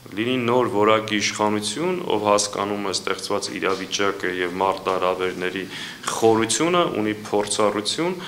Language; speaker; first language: Armenian; native; Armenian